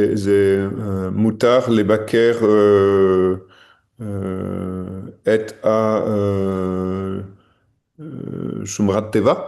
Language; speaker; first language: Hebrew; non-native, learner; French